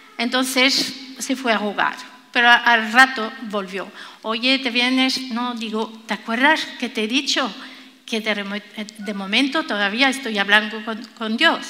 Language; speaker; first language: Spanish; non-native, fluent; French